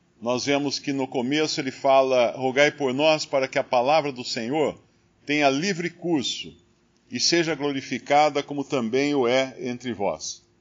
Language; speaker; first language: Portuguese; native; Portuguese